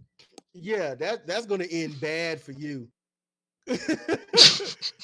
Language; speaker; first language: English; native; English